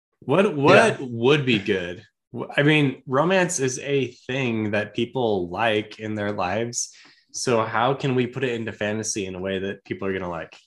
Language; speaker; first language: English; native; English